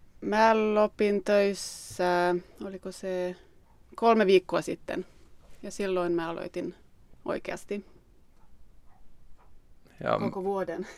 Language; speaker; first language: Finnish; non-native, local second language; Swedish